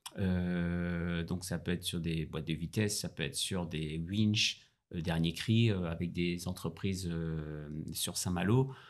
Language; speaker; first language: French; native; French